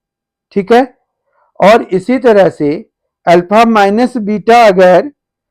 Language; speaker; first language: Hindi; native; Hindi